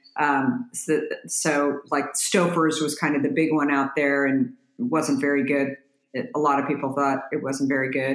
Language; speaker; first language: English; native; English